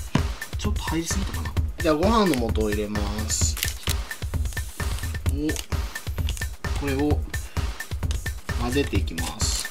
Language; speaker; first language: Japanese; native; Japanese